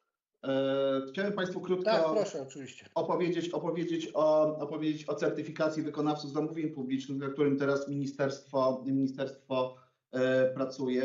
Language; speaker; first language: Polish; native; Polish